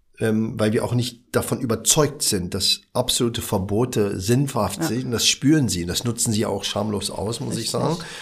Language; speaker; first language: German; early bilingual, other home language; Arabic